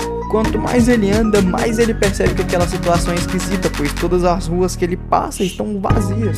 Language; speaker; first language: Portuguese; native; Portuguese